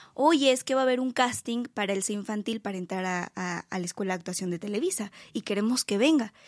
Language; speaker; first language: Spanish; native; Spanish